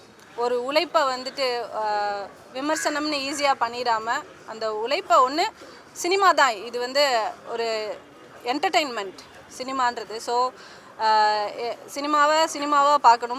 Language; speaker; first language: Tamil; native; Tamil